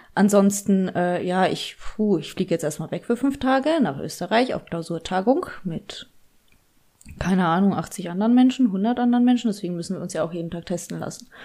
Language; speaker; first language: German; early bilingual, other home language; Polish